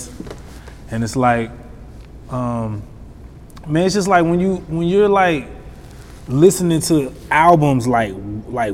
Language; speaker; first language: English; native; English